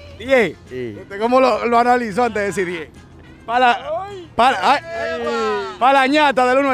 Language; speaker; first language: Spanish; native; Spanish